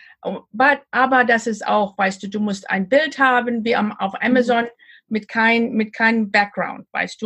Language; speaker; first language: German; non-native, learner; English